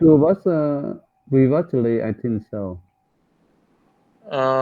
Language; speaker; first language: English; non-native, learner; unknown